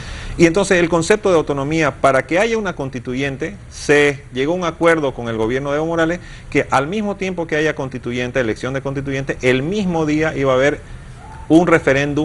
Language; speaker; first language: Spanish; native; Spanish